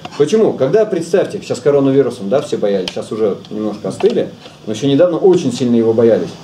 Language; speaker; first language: Russian; native; Russian